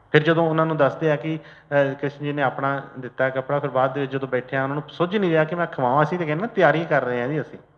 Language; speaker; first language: Hindi; non-native, local second language; Punjabi